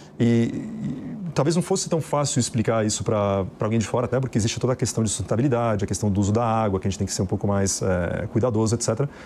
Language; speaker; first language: Portuguese; native; Portuguese